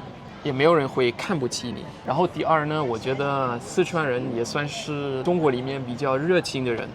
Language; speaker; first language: Chinese; non-native, fluent; Dutch